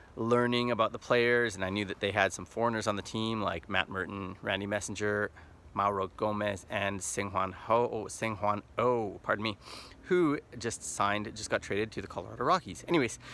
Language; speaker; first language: English; native; English